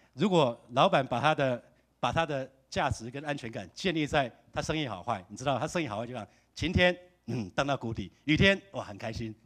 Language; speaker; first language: Chinese; native; Chinese